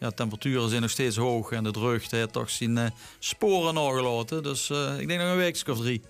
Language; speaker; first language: Dutch; non-native, local second language; Limburgish